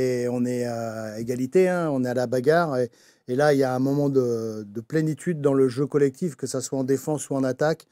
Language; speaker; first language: French; native; French